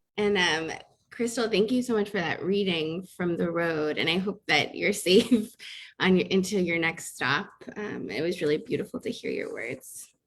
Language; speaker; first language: English; native; English